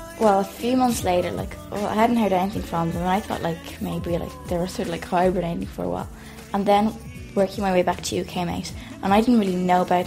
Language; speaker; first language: English; native; English